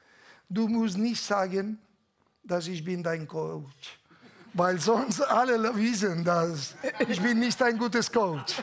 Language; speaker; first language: German; non-native, learner; Catalan